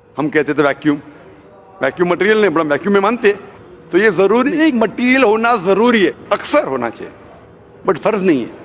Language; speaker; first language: Hindi; non-native, local second language; Konkani